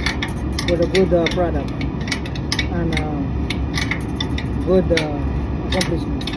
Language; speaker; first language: English; non-native, learner; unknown